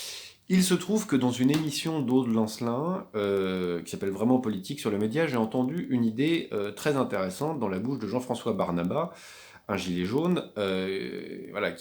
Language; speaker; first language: French; native; French